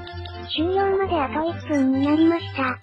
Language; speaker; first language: Japanese; native; Japanese